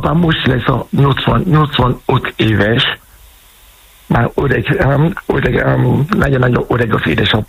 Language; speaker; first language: Hungarian; non-native, learner; Yoruba